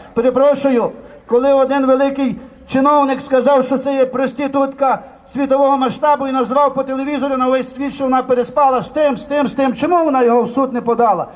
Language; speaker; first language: Ukrainian; native; Ukrainian